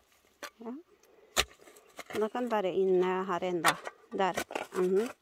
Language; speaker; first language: Norwegian; non-native, learner; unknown